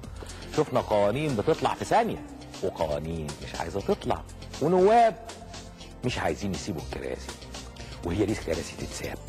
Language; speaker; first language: Arabic; native; Arabic